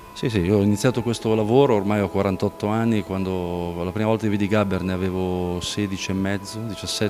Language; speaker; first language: Italian; native; Italian